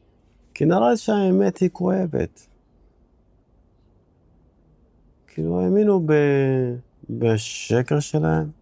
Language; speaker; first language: Hebrew; non-native, local second language; Arabic